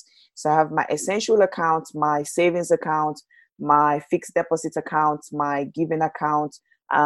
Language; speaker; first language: English; non-native, local second language; Yoruba